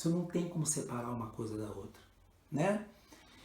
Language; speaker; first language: Portuguese; native; Portuguese